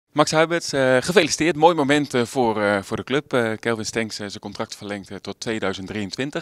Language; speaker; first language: Dutch; native; Dutch